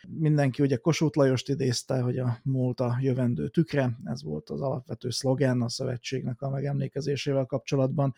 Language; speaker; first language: Hungarian; native; Hungarian